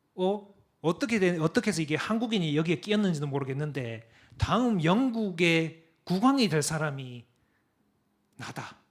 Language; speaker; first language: Korean; early bilingual, other home language; English